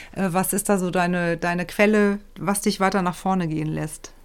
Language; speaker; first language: German; native; German